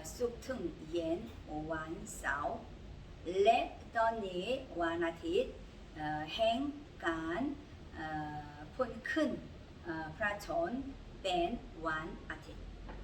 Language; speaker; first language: Thai; non-native, learner; Korean